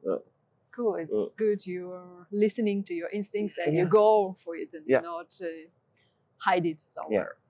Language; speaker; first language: English; non-native, fluent; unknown